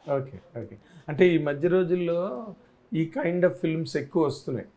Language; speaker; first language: Telugu; native; Telugu